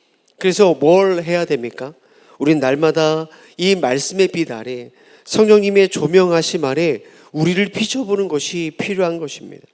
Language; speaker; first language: Korean; native; Korean